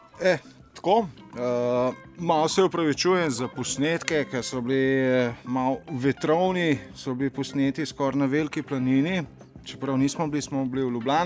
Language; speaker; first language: Slovenian; native; Slovenian